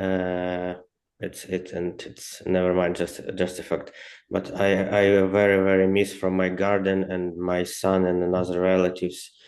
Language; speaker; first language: English; non-native, learner; Ukrainian